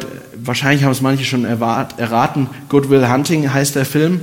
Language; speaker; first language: German; native; German